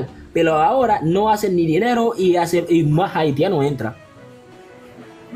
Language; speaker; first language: Spanish; non-native, local second language; Haitian Creole